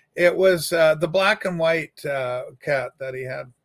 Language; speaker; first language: English; native; English